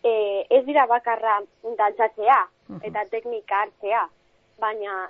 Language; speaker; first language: Basque; non-native, local second language; Spanish